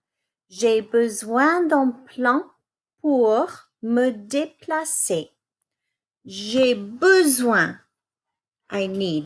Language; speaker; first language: French; non-native, fluent; English